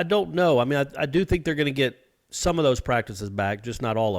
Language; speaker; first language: English; native; English